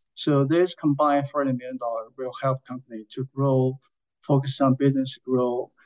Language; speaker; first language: English; non-native, fluent; Chinese